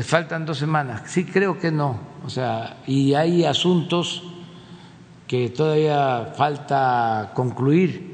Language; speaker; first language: Spanish; native; Spanish